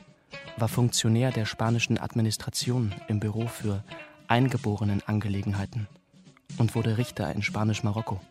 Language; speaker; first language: German; native; German